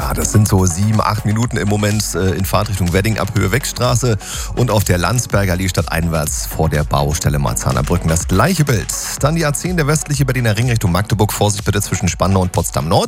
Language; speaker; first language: German; native; German